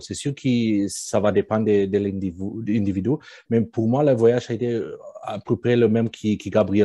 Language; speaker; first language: French; non-native, fluent; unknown